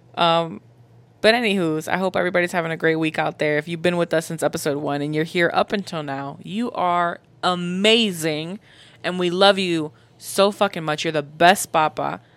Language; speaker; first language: English; native; English